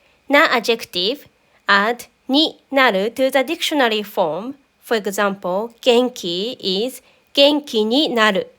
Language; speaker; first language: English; non-native, fluent; Japanese